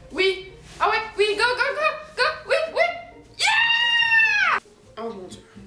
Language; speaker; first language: French; native; French